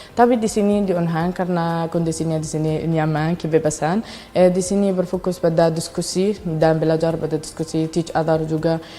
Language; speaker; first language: Indonesian; non-native, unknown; Arabic